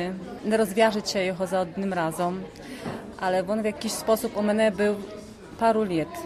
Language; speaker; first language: Polish; non-native, local second language; Ukrainian